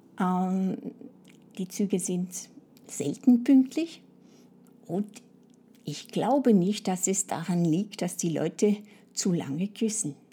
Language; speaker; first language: German; non-native, fluent; French